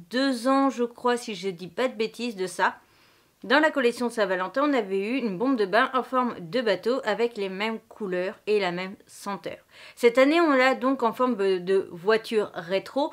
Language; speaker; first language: French; native; French